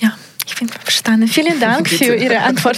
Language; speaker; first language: German; non-native, learner; Ukrainian